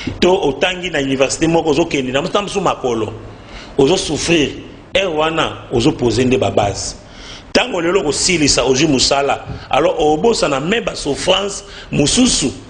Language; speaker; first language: Lingala; native; Lingala